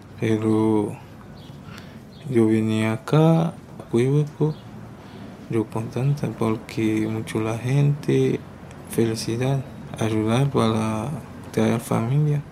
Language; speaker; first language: Spanish; non-native, learner; Haitian Creole